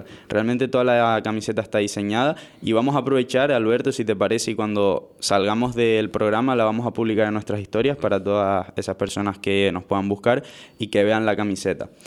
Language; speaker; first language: Spanish; native; Spanish